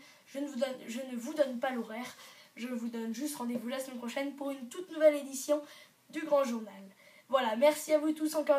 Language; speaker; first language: French; native; French